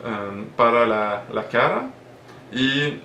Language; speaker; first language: Spanish; non-native, learner; French